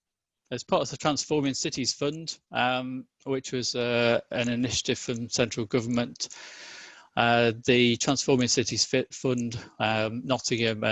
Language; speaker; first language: English; native; English